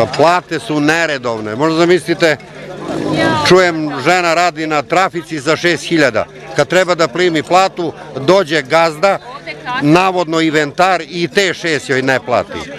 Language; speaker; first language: Serbian; native; Serbian